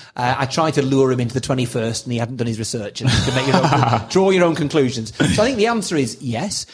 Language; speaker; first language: English; native; English